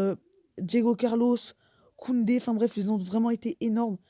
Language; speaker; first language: French; native; French